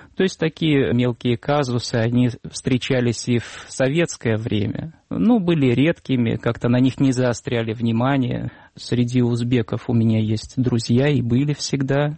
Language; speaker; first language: Russian; native; Russian